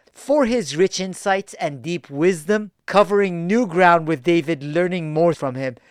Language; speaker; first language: English; early bilingual, other home language; Persian